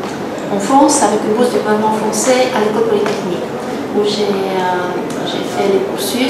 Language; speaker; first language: French; non-native, fluent; Romanian